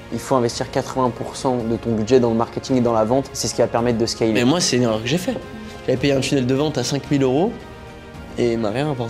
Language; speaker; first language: French; native; French